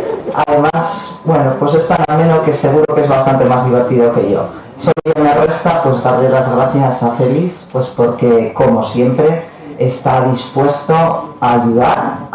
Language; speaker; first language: Spanish; native; Spanish